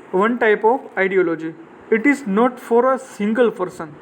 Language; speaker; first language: English; non-native, local second language; Gujarati